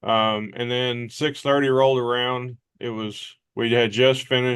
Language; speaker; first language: English; native; English